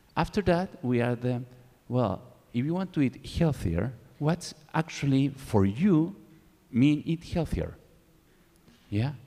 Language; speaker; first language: English; non-native, learner; Spanish